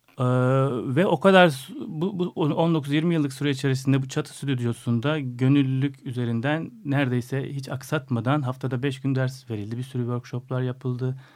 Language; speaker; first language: Turkish; native; Turkish